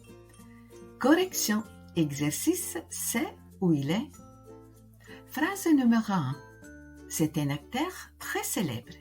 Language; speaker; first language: French; non-native, fluent; Italian